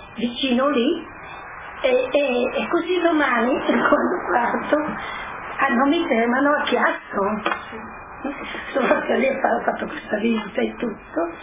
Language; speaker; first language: Italian; native; Italian